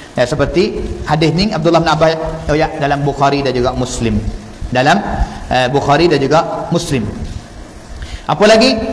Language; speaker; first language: Malay; native; Malay